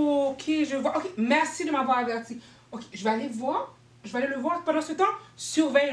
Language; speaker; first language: French; native; French